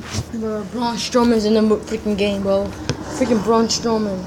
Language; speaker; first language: English; native; English